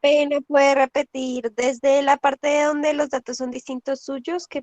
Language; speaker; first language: Spanish; native; Spanish